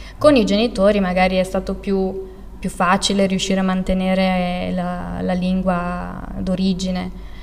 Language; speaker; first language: Italian; early bilingual, other home language; Albanian